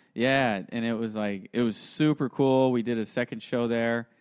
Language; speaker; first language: English; native; English